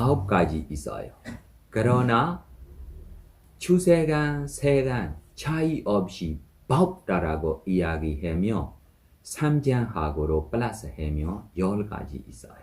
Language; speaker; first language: Korean; non-native, fluent; Burmese